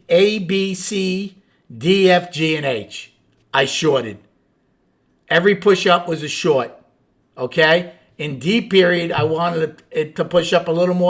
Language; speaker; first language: English; native; English